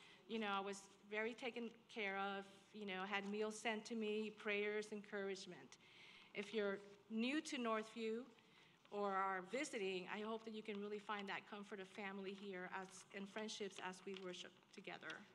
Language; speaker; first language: English; early bilingual, other home language; Spanish